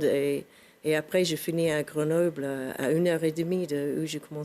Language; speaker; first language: French; non-native, fluent; English